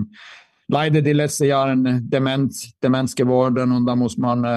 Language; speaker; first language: German; non-native, fluent; Swedish